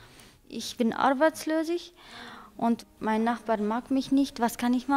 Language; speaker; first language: German; non-native, learner; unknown